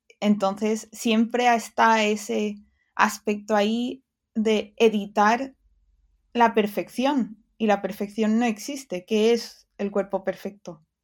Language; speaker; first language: Spanish; early bilingual, other home language; English